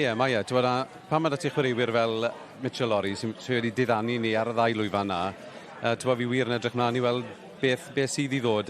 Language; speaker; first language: Welsh; native; Welsh